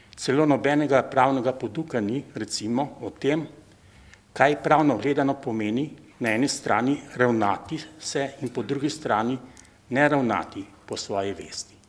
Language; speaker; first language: Slovenian; native; Slovenian